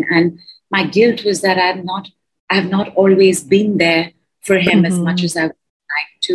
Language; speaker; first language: English; non-native, local second language; Hindi